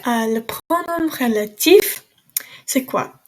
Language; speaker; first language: French; non-native, learner; English